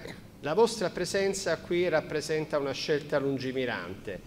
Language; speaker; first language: Italian; native; Italian